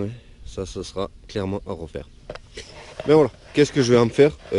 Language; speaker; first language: French; native; French